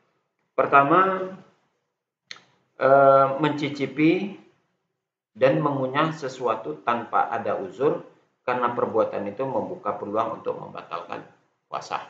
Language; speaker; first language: Indonesian; native; Indonesian